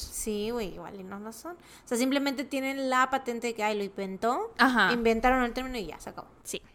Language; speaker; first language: Spanish; native; Spanish